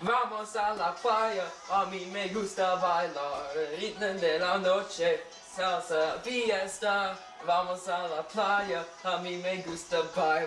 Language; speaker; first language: Spanish; non-native, learner; English